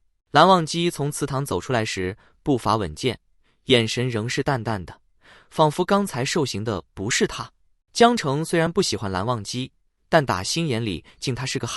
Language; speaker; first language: Chinese; native; Chinese